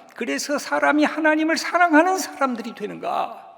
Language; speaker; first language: Korean; native; Korean